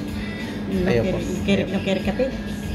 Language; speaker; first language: Spanish; non-native, learner; Filipino